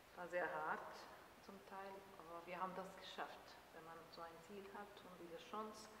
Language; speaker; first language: German; non-native, fluent; Bosnian